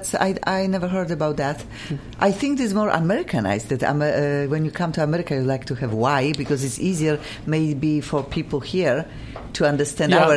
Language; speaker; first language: English; non-native, fluent; Polish